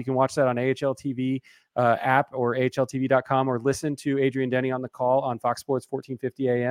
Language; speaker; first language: English; native; English